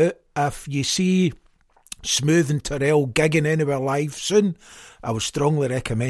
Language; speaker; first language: English; native; English